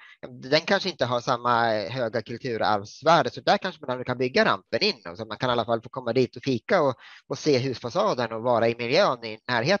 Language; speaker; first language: Swedish; native; Swedish